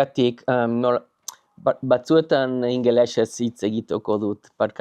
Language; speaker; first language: Basque; non-native, learner; English